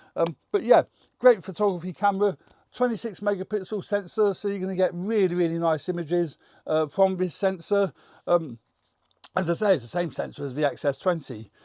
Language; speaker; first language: English; native; English